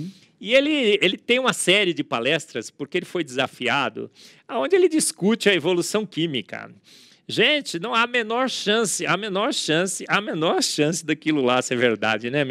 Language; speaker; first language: Portuguese; native; Portuguese